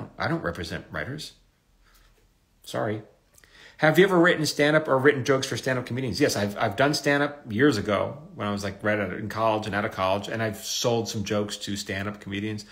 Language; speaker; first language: English; native; English